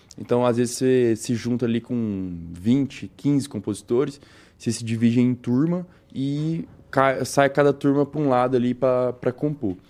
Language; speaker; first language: Portuguese; native; Portuguese